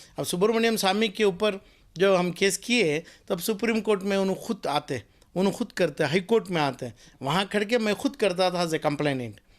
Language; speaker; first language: Hindi; non-native, local second language; Urdu